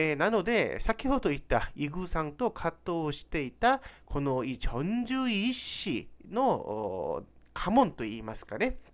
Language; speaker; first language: Japanese; non-native, fluent; Korean